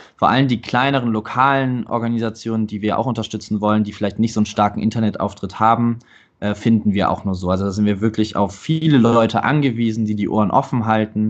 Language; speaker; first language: German; native; German